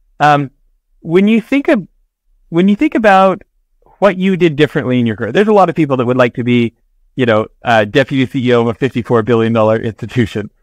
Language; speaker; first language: English; native; English